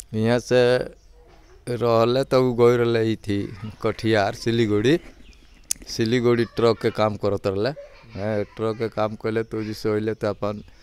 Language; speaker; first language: Hindi; native; Hindi